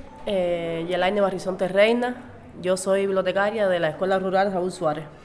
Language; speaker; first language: Spanish; native; Spanish